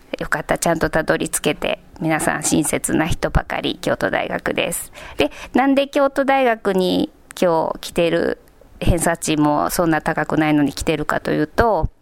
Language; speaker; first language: Japanese; native; Japanese